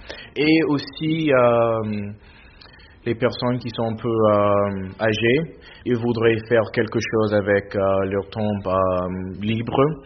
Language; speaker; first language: French; non-native, fluent; English